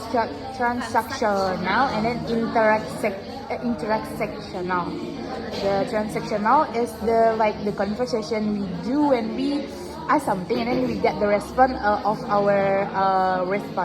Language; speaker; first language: English; non-native, learner; Indonesian